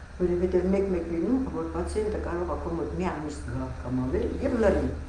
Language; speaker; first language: Armenian; non-native, local second language; Russian